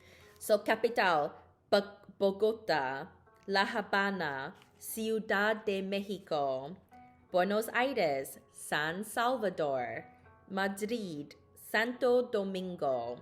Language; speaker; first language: Spanish; non-native, learner; English